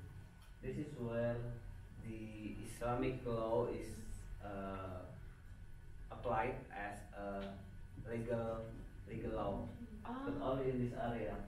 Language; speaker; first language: English; non-native, fluent; Indonesian